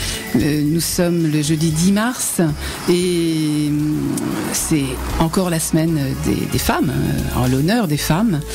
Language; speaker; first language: French; native; French